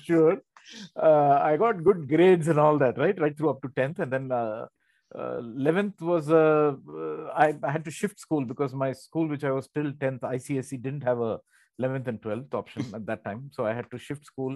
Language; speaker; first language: English; non-native, local second language; Tamil